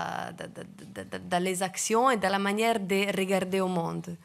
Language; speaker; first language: French; non-native, fluent; Italian